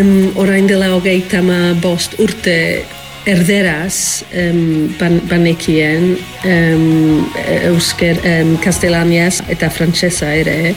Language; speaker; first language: Basque; non-native, learner; Welsh